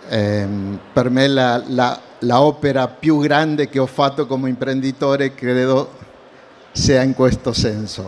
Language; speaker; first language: Italian; non-native, learner; Spanish